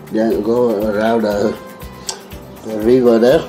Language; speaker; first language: English; non-native, learner; Vietnamese